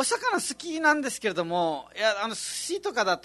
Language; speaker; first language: Japanese; non-native, fluent; Nepali